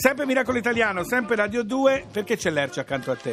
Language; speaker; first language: Italian; native; Italian